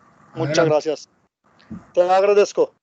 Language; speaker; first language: Spanish; non-native, learner; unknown